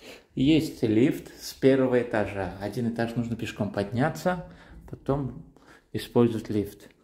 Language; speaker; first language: Russian; non-native, fluent; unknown